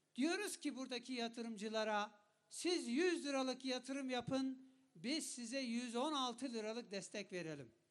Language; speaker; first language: Turkish; non-native, local second language; Kurdish